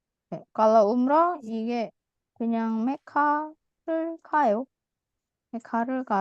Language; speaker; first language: Korean; non-native, fluent; Indonesian